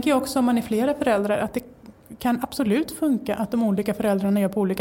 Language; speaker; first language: Swedish; native; Swedish